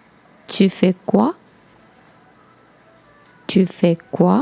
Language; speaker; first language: French; non-native, learner; Japanese